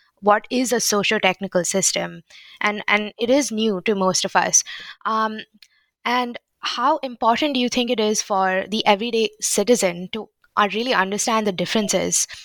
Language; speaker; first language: English; non-native, local second language; Hindi